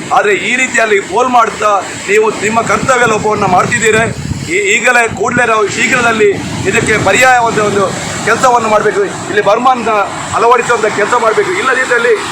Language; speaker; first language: Kannada; non-native, local second language; Tulu